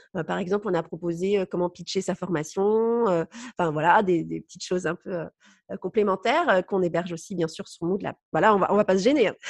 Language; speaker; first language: French; native; French